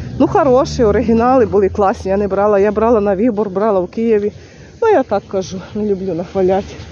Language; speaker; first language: Ukrainian; native; Ukrainian